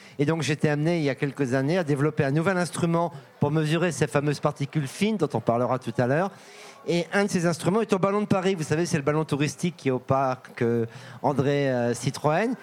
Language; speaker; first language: French; native; French